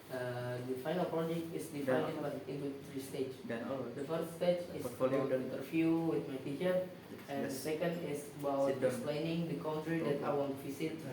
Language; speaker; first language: English; non-native, learner; Indonesian